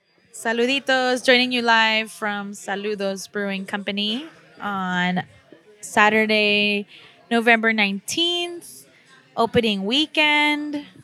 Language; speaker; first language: English; early bilingual, other home language; Spanish